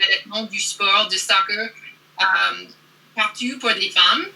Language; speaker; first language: French; non-native, learner; English